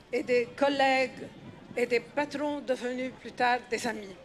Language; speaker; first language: French; non-native, local second language; Arabic